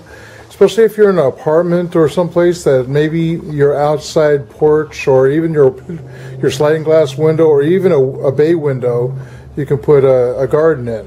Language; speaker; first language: English; native; English